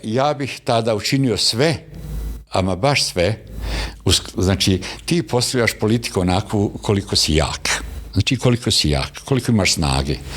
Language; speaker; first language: Bosnian; native; Bosnian